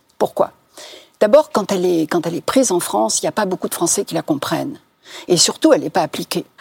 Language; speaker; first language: French; non-native, local second language; Arabic